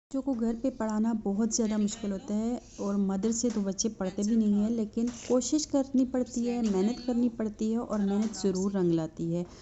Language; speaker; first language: Urdu; native; Urdu